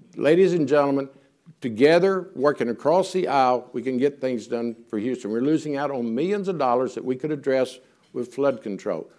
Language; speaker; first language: English; native; English